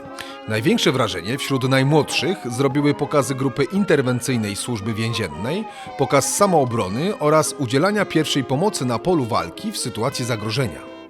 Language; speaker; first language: Polish; native; Polish